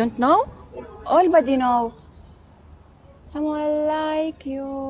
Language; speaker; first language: English; non-native, learner; Arabic